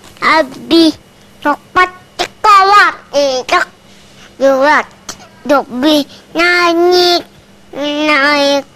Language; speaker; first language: Indonesian; native; Indonesian